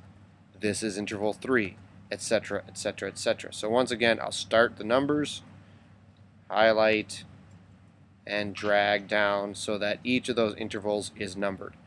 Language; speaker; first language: English; native; English